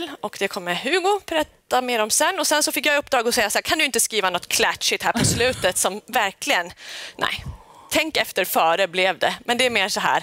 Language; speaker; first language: Swedish; native; Swedish